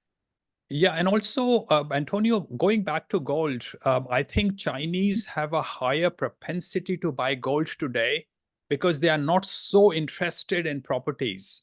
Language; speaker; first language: English; non-native, fluent; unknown